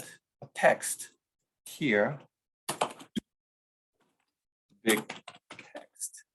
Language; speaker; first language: English; non-native, fluent; Korean